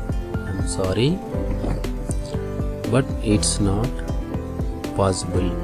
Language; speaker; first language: English; non-native, local second language; Telugu